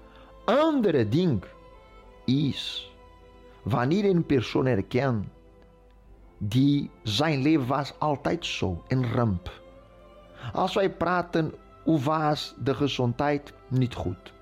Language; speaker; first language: Dutch; non-native, fluent; Portuguese